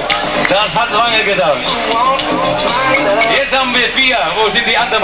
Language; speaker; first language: German; non-native, fluent; English